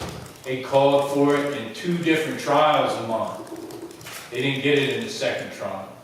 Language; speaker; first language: English; native; English